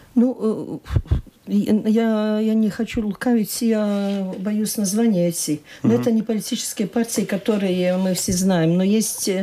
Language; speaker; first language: Russian; non-native, local second language; Latvian